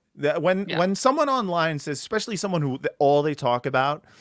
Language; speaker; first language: English; native; English